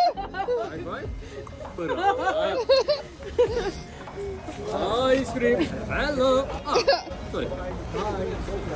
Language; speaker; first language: English; non-native, learner; Turkish